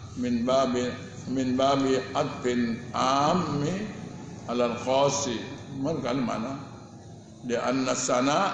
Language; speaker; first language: Malay; native; Malay